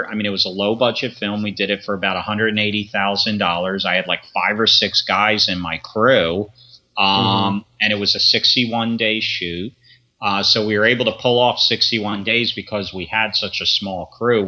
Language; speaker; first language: English; native; English